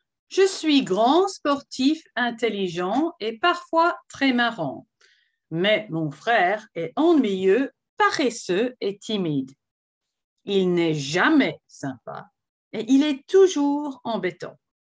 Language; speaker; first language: French; non-native, fluent; English